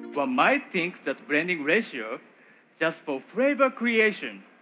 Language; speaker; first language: English; non-native, learner; Japanese